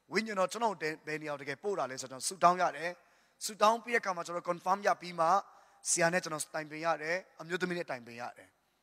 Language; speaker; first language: Burmese; non-native, local second language; Tedim Chin